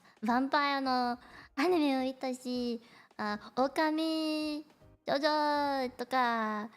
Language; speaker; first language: Japanese; non-native, learner; Cantonese